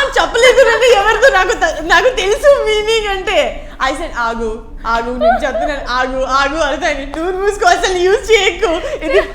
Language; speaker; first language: Telugu; non-native, learner; Gujarati